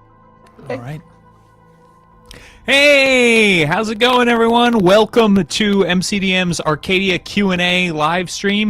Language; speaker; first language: English; native; English